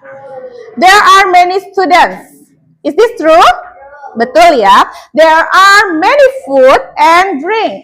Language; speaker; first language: English; non-native, learner; Indonesian